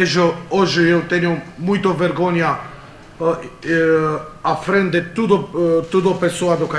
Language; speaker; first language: Portuguese; non-native, fluent; Romanian